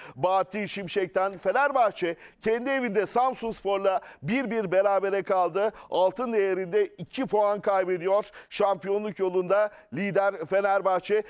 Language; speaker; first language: Turkish; native; Turkish